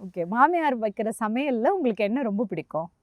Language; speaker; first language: Tamil; native; Tamil